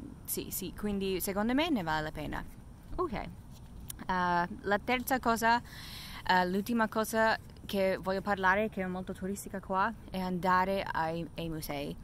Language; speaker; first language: Italian; non-native, fluent; English